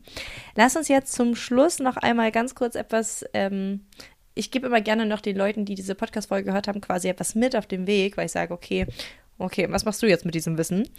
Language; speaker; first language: German; native; German